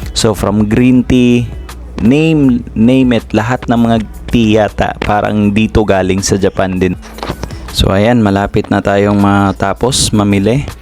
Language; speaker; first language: Filipino; native; Filipino